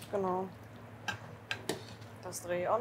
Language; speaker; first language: German; native; German